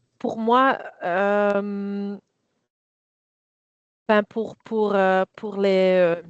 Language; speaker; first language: French; non-native, fluent; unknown